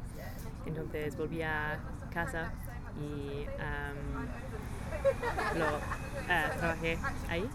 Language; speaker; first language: Spanish; non-native, learner; English